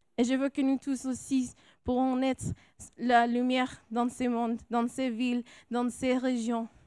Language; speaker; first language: French; non-native, fluent; English